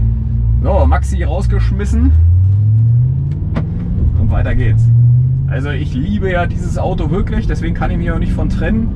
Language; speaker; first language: German; native; German